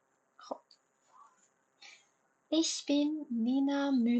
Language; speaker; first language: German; non-native, fluent; Persian